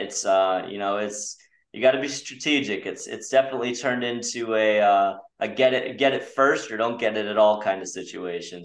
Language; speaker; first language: English; native; English